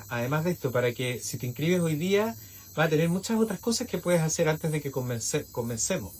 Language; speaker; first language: Spanish; native; Spanish